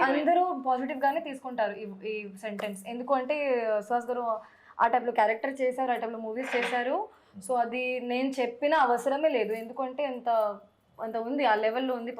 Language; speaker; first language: Telugu; non-native, learner; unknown